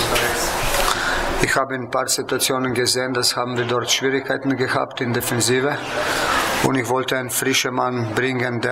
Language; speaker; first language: German; non-native, fluent; Slovenian